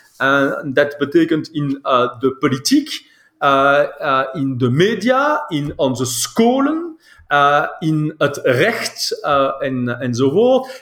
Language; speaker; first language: Dutch; non-native, local second language; French